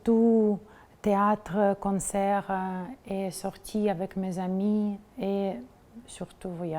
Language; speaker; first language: French; non-native, fluent; Russian